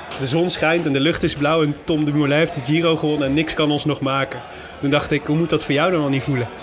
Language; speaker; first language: Dutch; native; Dutch